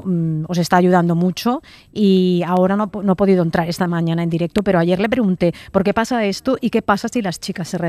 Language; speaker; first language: Spanish; native; Spanish